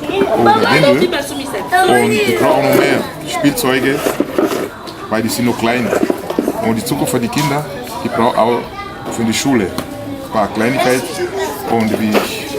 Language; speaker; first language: German; non-native, learner; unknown